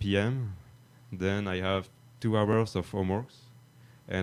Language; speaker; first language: English; non-native, fluent; French